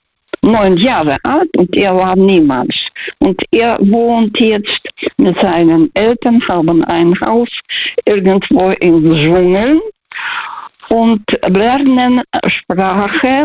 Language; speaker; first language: German; early bilingual, heritage; Russian